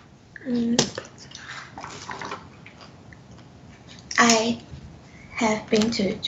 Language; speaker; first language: English; non-native, learner; Chinese